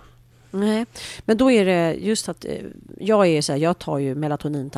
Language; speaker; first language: Swedish; native; Swedish